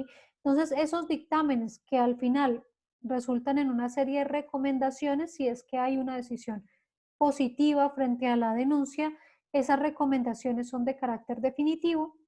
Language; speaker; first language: Spanish; native; Spanish